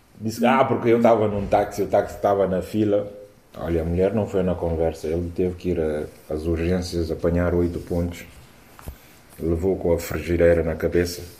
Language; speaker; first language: Portuguese; non-native, local second language; Upper Guinea Crioulo